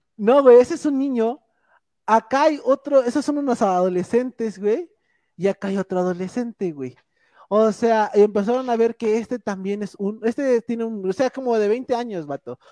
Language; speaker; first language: Spanish; native; Spanish